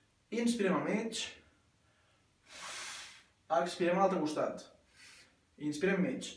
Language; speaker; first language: Catalan; native; Catalan